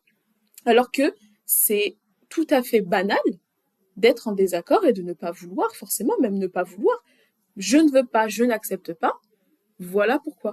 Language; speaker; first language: French; native; French